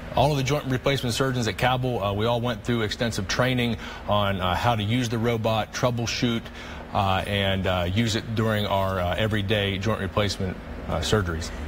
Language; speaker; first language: English; native; English